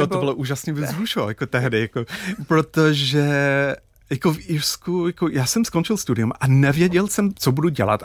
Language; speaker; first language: Czech; non-native, fluent; English